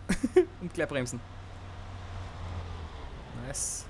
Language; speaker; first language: German; native; German